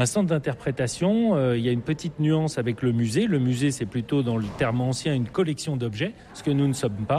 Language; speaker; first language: French; native; French